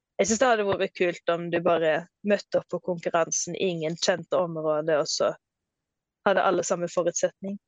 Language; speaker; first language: Norwegian; native; Norwegian